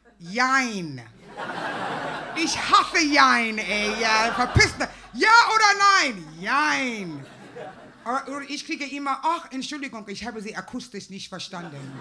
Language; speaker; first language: German; non-native, fluent; English